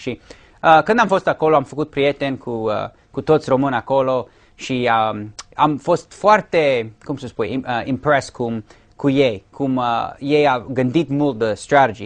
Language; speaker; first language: Romanian; early bilingual, heritage; English